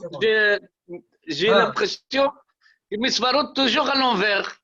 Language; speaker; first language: French; native; French